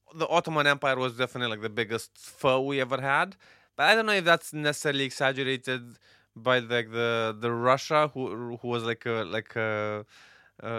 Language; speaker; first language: English; non-native, fluent; Romanian